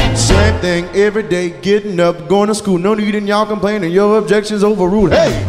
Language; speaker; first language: English; native; English